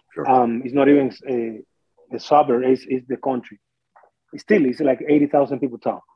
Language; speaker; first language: English; non-native, fluent; Spanish